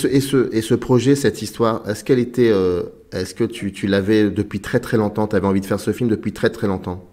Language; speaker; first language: French; native; French